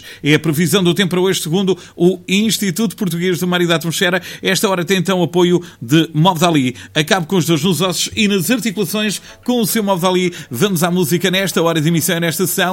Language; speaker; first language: Portuguese; native; Portuguese